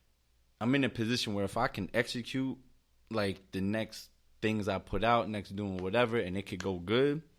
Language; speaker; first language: English; native; English